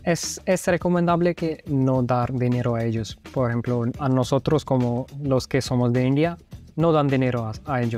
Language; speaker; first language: Spanish; non-native, fluent; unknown